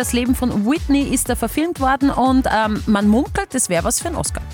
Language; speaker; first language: German; native; German